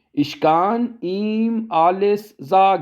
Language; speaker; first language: German; non-native, learner; Urdu